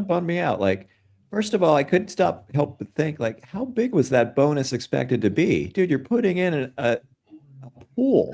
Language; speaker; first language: English; native; English